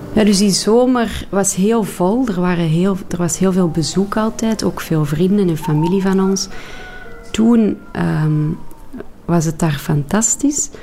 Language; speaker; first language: Dutch; native; Dutch